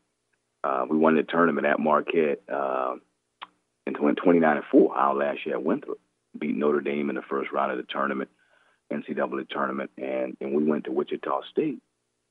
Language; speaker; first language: English; native; English